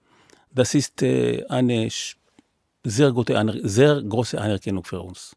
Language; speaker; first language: German; non-native, fluent; Hebrew